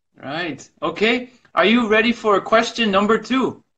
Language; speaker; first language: English; native; English